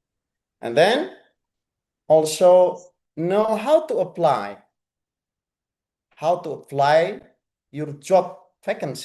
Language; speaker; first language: English; non-native, fluent; Indonesian